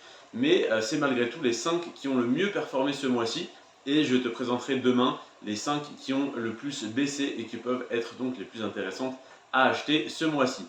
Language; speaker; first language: French; native; French